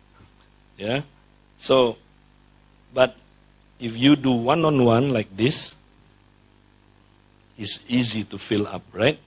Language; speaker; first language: English; non-native, fluent; Indonesian